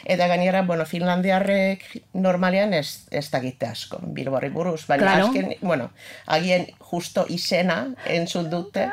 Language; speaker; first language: Basque; non-native, fluent; Finnish